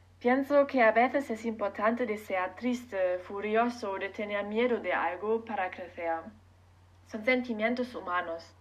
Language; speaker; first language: Spanish; non-native, learner; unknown